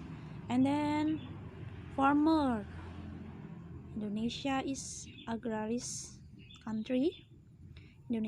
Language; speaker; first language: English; non-native, fluent; Indonesian